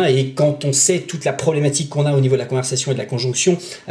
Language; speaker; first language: French; native; French